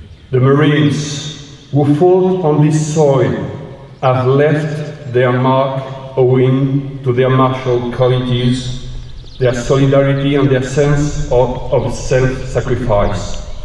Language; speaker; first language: English; non-native, fluent; French